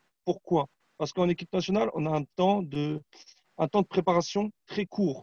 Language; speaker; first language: French; non-native, fluent; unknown